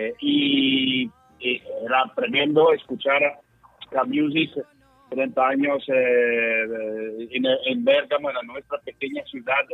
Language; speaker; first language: Spanish; non-native, learner; Italian